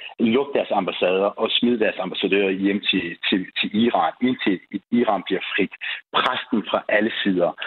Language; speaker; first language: Danish; early bilingual, other home language; Persian